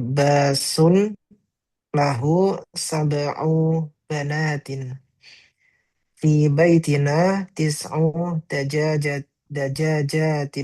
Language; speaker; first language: Arabic; non-native, learner; Indonesian